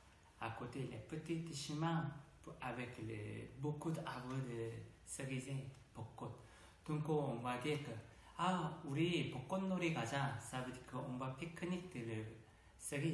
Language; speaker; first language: French; non-native, learner; Korean